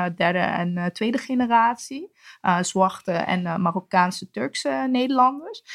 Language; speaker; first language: Dutch; native; Dutch